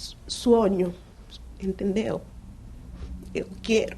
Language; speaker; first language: Portuguese; non-native, fluent; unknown